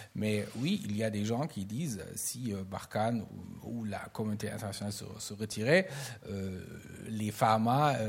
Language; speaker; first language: French; non-native, fluent; German